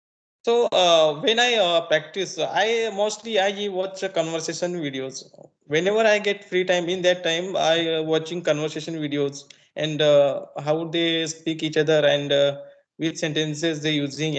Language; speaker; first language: English; non-native, learner; Marathi